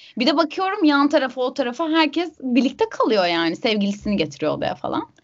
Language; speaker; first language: Turkish; native; Turkish